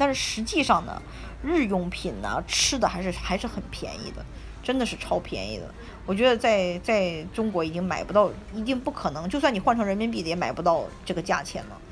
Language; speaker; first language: Chinese; native; Chinese